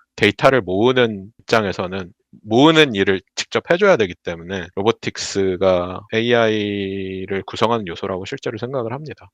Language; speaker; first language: Korean; native; Korean